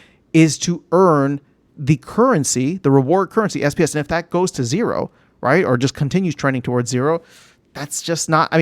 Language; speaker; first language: English; native; English